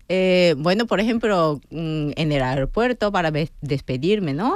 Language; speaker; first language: Spanish; non-native, fluent; Japanese